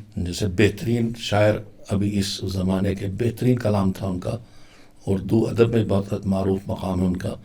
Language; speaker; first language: Urdu; native; Urdu